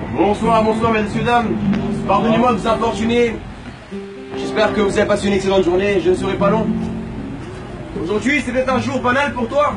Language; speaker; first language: French; native; French